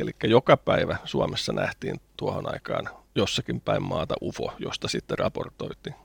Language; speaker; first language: Finnish; native; Finnish